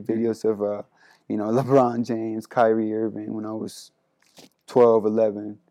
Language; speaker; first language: English; non-native, fluent; Spanish